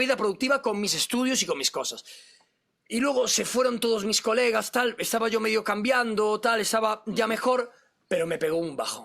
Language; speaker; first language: Spanish; native; Spanish